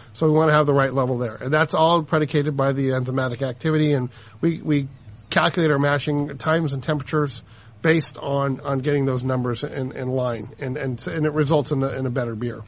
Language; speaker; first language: English; native; English